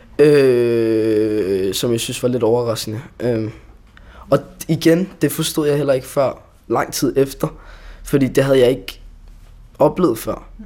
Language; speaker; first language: Danish; native; Danish